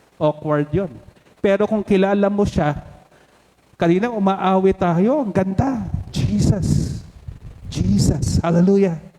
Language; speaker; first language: Filipino; native; Filipino